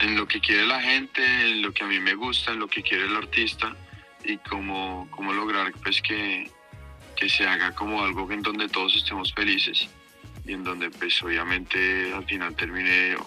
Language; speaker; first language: Spanish; native; Spanish